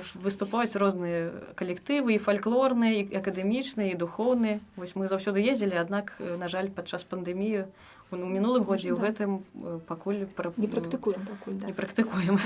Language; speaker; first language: Belarusian; native; Belarusian